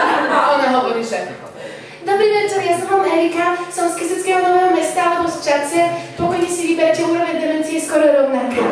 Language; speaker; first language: Slovak; native; Slovak